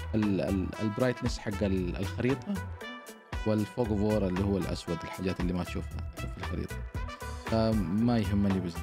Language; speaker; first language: Arabic; native; Arabic